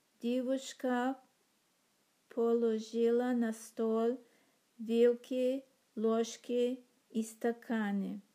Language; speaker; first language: Russian; non-native, learner; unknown